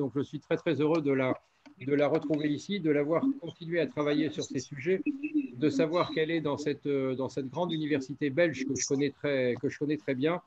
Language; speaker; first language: French; native; French